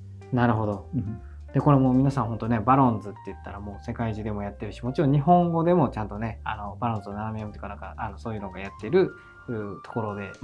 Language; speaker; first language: Japanese; native; Japanese